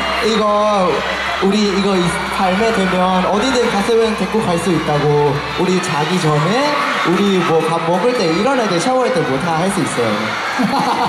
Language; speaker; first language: Korean; non-native, fluent; Thai